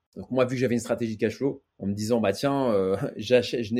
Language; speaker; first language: French; native; French